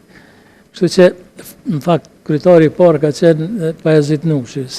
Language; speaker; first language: Albanian; native; Albanian